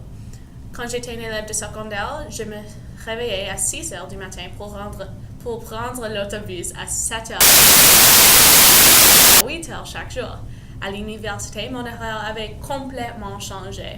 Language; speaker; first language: French; non-native, local second language; English